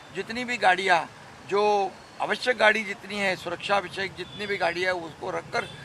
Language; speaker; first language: Hindi; non-native, local second language; Marathi